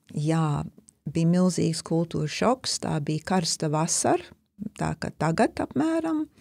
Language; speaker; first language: Latvian; early bilingual, heritage; Latvian